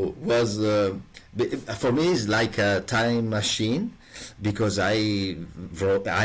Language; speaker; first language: English; non-native, learner; Italian